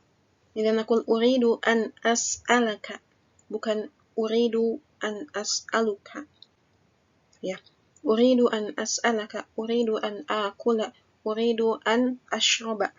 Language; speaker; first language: Arabic; non-native, fluent; Indonesian